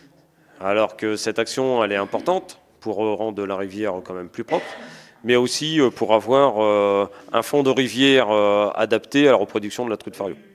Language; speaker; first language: French; native; French